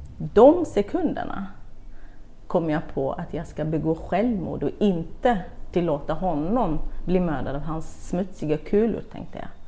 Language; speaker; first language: Swedish; non-native, fluent; Kurdish